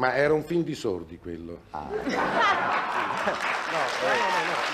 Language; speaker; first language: Italian; native; Italian